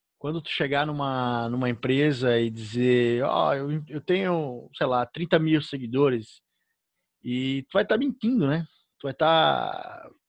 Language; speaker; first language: Portuguese; native; Portuguese